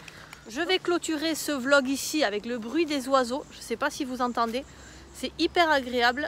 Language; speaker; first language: French; native; French